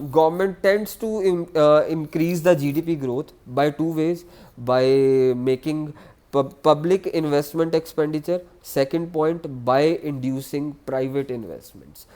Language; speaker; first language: English; non-native, local second language; Punjabi